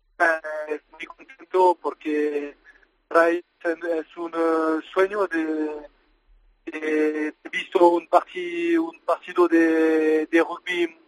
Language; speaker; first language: Spanish; non-native, learner; French